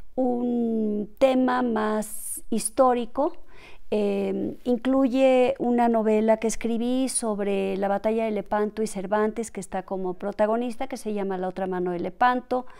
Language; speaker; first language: Spanish; native; Spanish